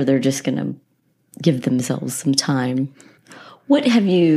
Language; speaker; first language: English; native; English